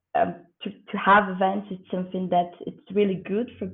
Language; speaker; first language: English; non-native, fluent; Portuguese